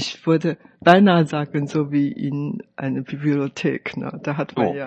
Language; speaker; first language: German; non-native, fluent; Chinese